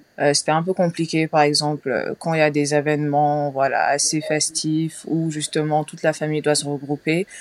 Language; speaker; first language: French; non-native, local second language; Wolof